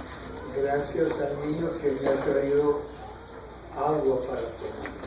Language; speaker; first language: Spanish; native; Spanish